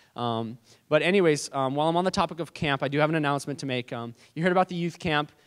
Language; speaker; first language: English; native; English